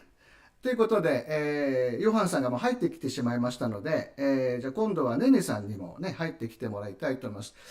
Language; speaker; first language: Japanese; native; Japanese